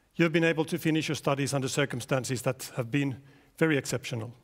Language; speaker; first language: English; non-native, fluent; Finnish